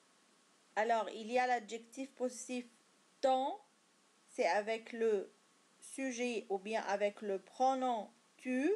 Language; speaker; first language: French; non-native, fluent; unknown